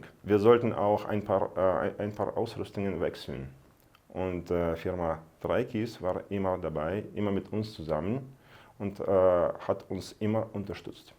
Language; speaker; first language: German; non-native, fluent; Russian